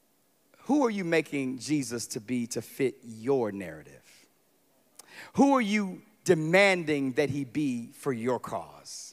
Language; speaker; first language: English; native; English